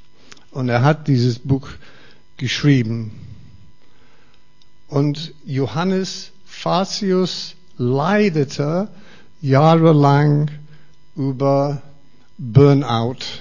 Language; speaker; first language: German; non-native, fluent; English